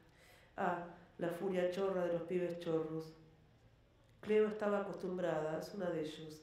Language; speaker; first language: Spanish; native; Spanish